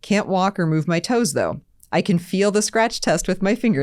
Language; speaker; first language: English; native; English